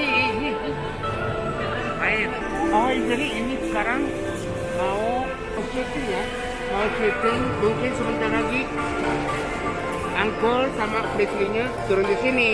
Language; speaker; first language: Indonesian; early bilingual, other home language; Japanese